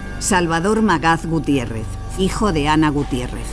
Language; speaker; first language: Spanish; native; Spanish